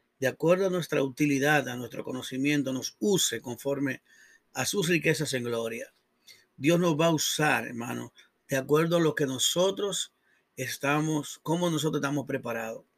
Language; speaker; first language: Spanish; native; Spanish